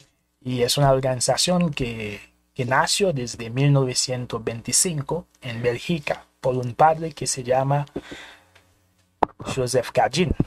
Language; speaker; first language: Spanish; non-native, fluent; Haitian Creole